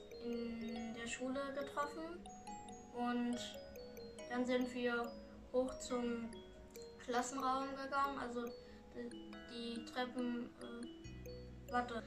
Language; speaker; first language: German; early bilingual, other home language; Indonesian